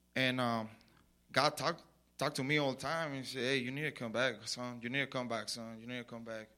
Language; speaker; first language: English; non-native, learner; Spanish